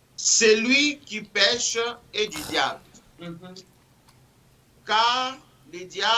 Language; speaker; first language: French; non-native, local second language; Lingala